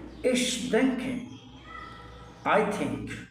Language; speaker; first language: German; non-native, learner; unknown